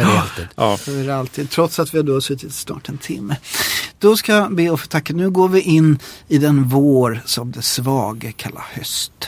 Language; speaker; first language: Swedish; native; Swedish